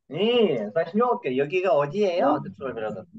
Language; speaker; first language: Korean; non-native, fluent; Kyrgyz